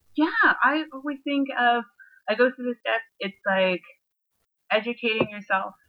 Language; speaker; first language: English; native; English